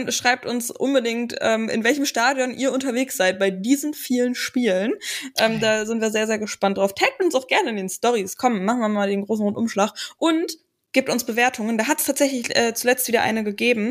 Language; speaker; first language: German; native; German